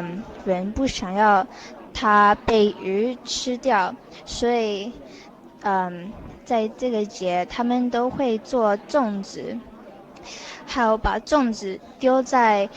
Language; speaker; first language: Chinese; non-native, learner; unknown